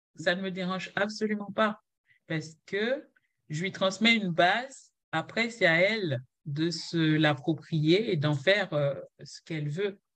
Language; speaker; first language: French; non-native, local second language; Haitian Creole